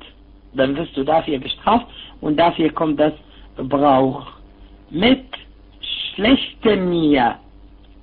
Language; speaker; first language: German; non-native, fluent; Arabic